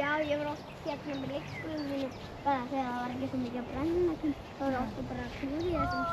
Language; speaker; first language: Icelandic; early bilingual, heritage; Icelandic